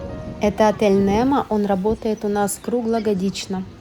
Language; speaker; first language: Russian; native; Russian